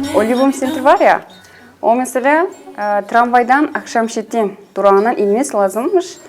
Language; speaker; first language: Turkish; non-native, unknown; Kazakh